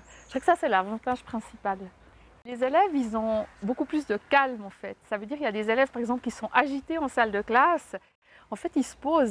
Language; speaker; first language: French; native; French